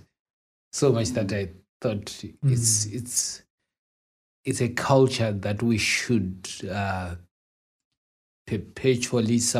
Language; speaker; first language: English; non-native, local second language; Shona